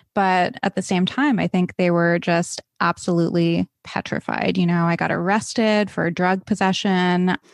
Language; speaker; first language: English; native; English